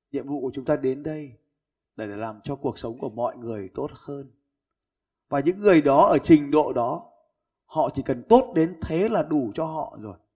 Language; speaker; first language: Vietnamese; native; Vietnamese